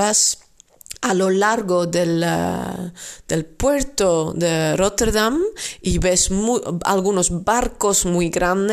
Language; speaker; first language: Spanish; non-native, fluent; Dutch